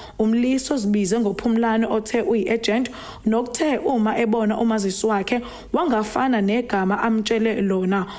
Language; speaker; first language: Zulu; native; Zulu